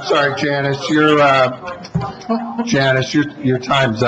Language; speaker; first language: English; native; English